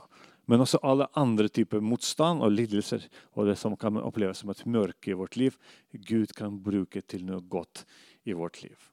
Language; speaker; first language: Norwegian; non-native, fluent; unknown